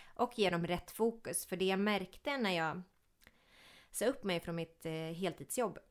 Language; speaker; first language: Swedish; early bilingual, other home language; Ukrainian